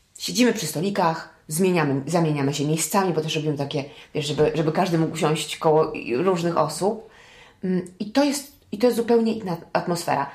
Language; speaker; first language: Polish; early bilingual, heritage; Polish